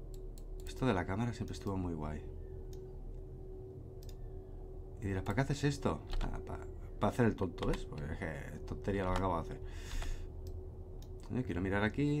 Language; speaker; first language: Spanish; native; Spanish